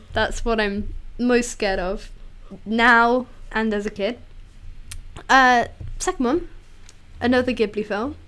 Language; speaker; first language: English; native; English